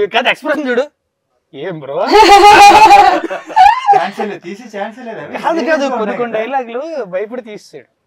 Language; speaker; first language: Telugu; native; Telugu